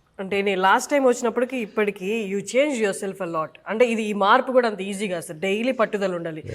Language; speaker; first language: Telugu; native; Telugu